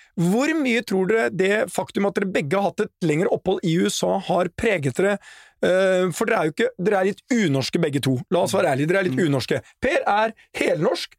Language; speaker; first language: Norwegian; native; Norwegian